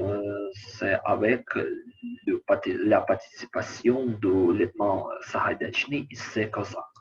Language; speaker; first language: French; non-native, learner; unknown